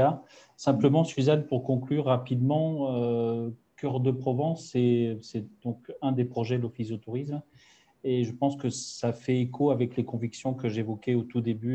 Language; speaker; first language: French; native; French